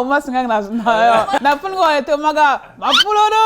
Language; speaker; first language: Korean; non-native, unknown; French